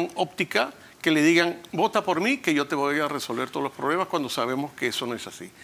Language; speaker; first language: Spanish; native; Spanish